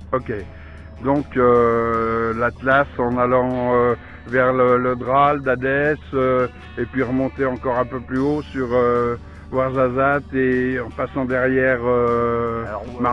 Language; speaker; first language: French; native; French